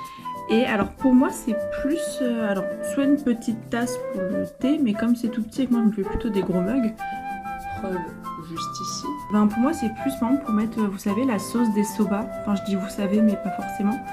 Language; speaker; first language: French; native; French